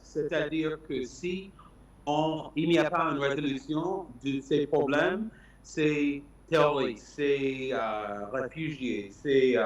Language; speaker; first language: French; non-native, fluent; English